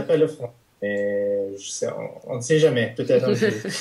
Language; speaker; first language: French; non-native, fluent; English